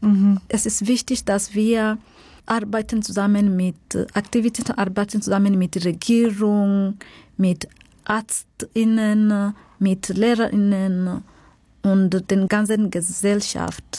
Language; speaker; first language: German; non-native, learner; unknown